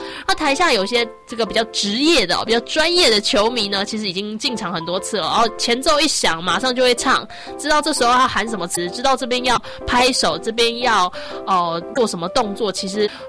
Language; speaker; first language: Chinese; native; Chinese